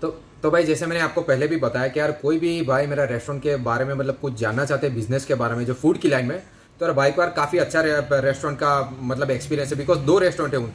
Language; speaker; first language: Hindi; native; Hindi